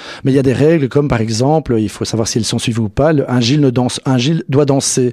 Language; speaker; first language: French; native; French